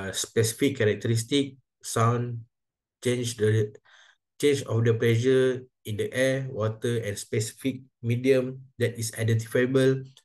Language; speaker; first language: English; non-native, local second language; Malay